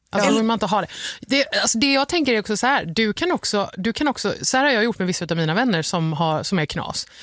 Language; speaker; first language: Swedish; native; Swedish